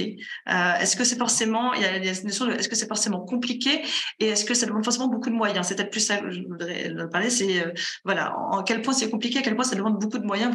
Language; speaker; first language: French; native; French